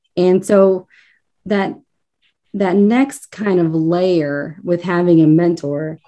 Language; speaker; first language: English; native; English